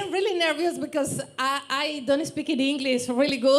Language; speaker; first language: English; non-native, learner; Spanish